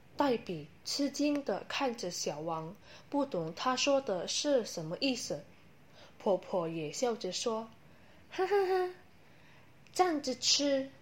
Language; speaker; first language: Chinese; non-native, learner; Indonesian